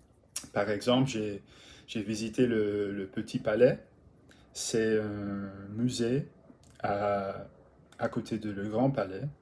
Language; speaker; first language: French; non-native, learner; English